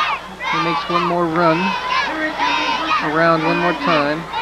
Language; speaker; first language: English; native; English